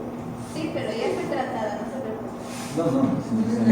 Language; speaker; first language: Spanish; native; Spanish